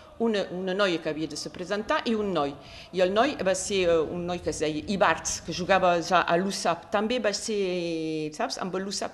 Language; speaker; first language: Catalan; non-native, local second language; French